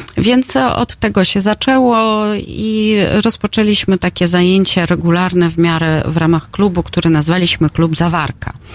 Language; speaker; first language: Polish; non-native, fluent; Russian